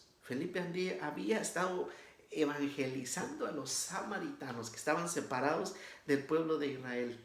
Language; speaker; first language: Spanish; native; Spanish